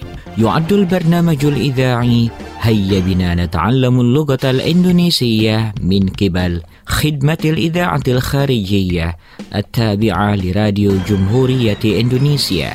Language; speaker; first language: Arabic; non-native, fluent; Indonesian